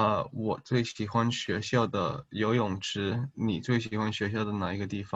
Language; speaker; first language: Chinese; early bilingual, heritage; Chinese